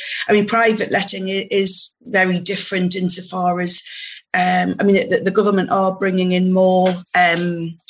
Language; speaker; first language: English; native; English